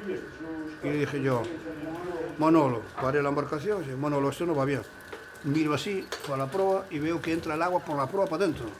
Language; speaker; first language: Spanish; native; Spanish